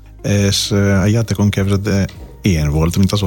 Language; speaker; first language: Hungarian; non-native, fluent; Greek